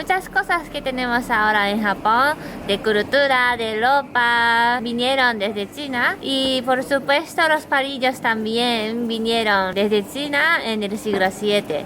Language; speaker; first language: Spanish; non-native, learner; Japanese